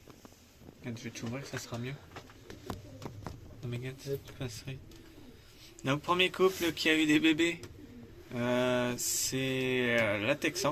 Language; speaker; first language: French; native; French